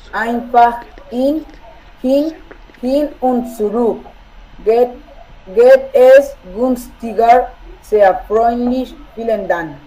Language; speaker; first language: German; non-native, learner; Spanish